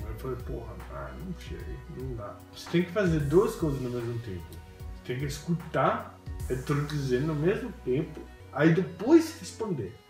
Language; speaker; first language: Portuguese; non-native, fluent; English